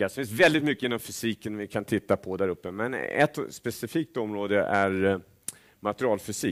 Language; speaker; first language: Swedish; native; Swedish